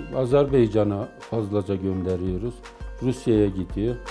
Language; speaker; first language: Turkish; native; Turkish